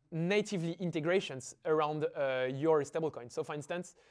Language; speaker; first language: English; non-native, fluent; French